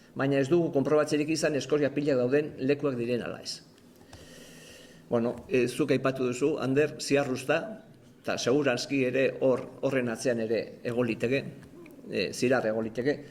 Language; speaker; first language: Basque; native; Basque